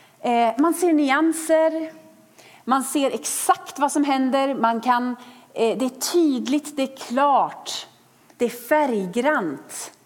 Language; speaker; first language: Swedish; native; Swedish